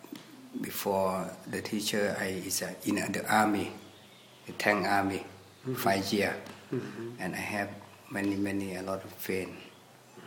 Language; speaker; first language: English; non-native, learner; Thai